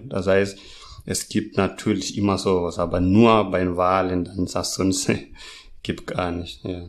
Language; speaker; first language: German; non-native, learner; Masai